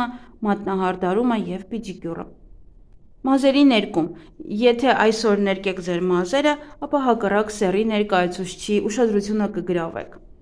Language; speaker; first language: Armenian; native; Armenian